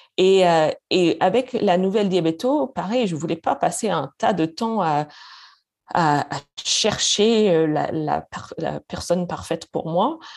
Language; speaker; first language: French; non-native, fluent; English